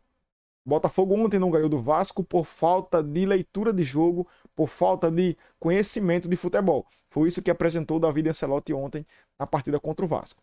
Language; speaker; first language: Portuguese; native; Portuguese